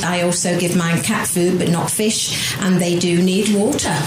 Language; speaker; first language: English; native; English